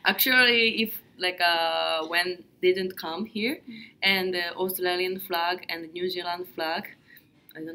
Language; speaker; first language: English; non-native, learner; Japanese